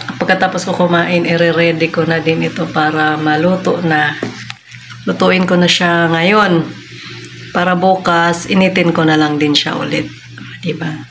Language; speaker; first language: Filipino; non-native, local second language; Cebuano